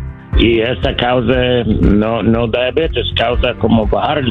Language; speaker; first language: Spanish; non-native, learner; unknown